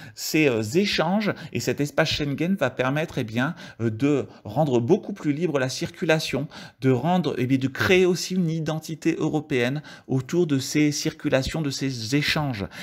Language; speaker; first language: French; native; French